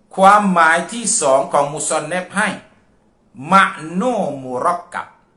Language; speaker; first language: Thai; non-native, local second language; Malay